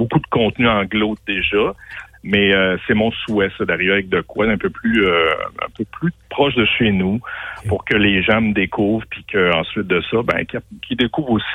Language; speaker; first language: French; native; French